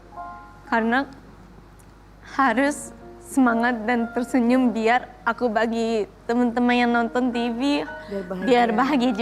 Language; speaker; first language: Indonesian; non-native, fluent; Japanese